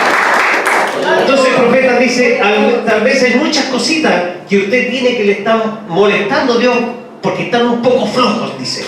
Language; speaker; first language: Spanish; native; Spanish